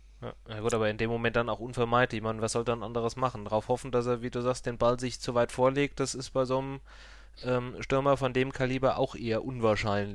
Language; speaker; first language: German; native; German